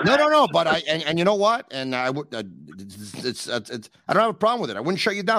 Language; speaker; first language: English; native; English